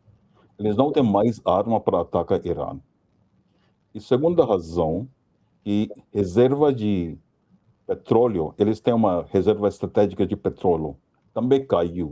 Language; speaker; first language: Portuguese; non-native, fluent; Hindi